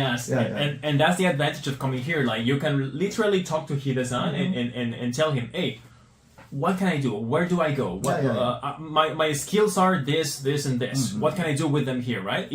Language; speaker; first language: English; non-native, fluent; Spanish